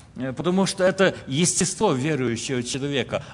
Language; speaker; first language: Russian; early bilingual, other home language; Ukrainian